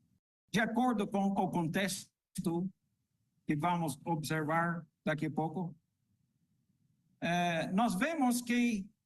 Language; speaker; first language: Portuguese; non-native, fluent; English